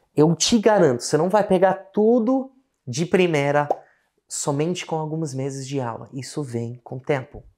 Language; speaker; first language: Portuguese; non-native, fluent; English